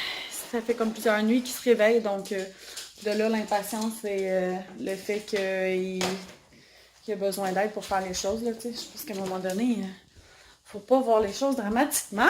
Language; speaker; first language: French; native; French